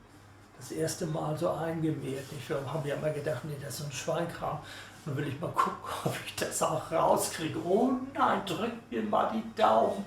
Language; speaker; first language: German; native; German